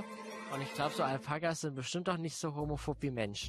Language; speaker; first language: German; native; German